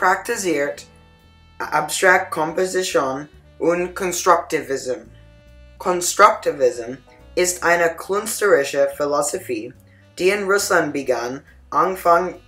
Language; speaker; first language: German; non-native, learner; English